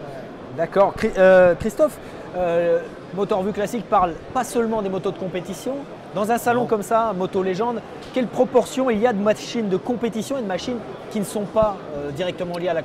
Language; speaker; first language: French; native; French